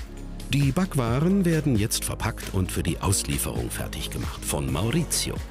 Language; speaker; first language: German; native; German